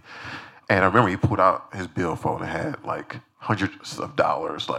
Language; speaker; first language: English; native; English